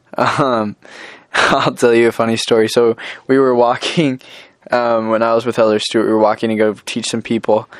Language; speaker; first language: English; native; English